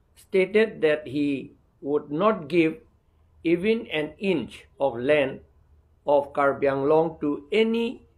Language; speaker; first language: English; non-native, local second language; Karbi